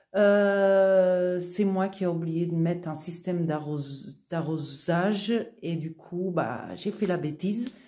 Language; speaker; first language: French; non-native, fluent; Portuguese